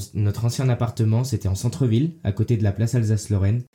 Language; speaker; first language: French; early bilingual, heritage; French